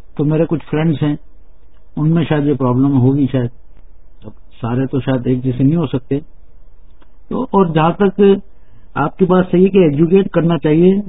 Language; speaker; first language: Urdu; native; Urdu